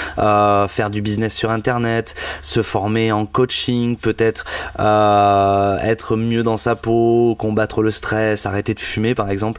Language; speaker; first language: French; native; French